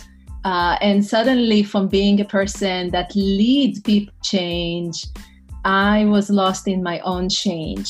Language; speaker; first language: English; non-native, fluent; Hebrew